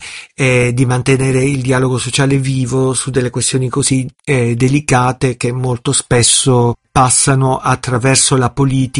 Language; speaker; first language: Italian; native; Italian